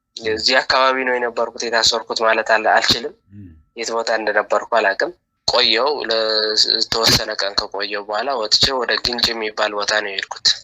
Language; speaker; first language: Amharic; non-native, local second language; Tigrinya